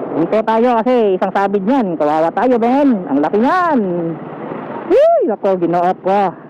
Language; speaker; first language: Filipino; non-native, local second language; Cebuano